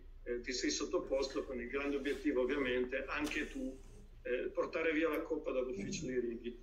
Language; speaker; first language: Italian; native; Italian